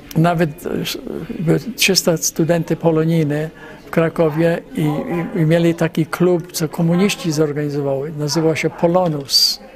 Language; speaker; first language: Polish; early bilingual, heritage; Polish